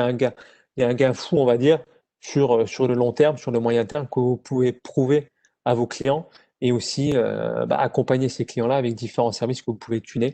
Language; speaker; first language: French; native; French